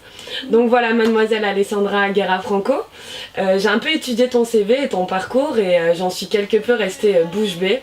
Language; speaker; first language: French; native; French